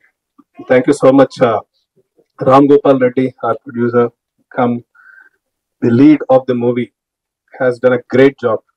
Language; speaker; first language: Telugu; native; Telugu